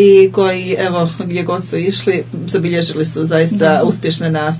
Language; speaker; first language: Serbian; native; Serbian